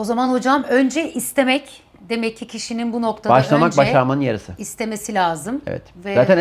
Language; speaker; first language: Turkish; native; Turkish